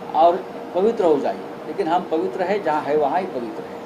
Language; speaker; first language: Hindi; non-native, local second language; Marathi